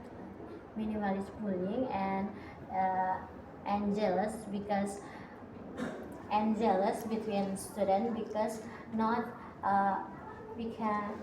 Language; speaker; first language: English; non-native, learner; Indonesian